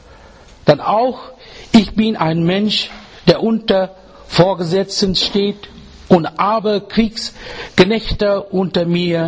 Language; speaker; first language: German; non-native, fluent; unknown